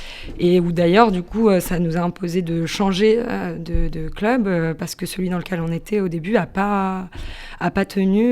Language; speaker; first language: French; native; French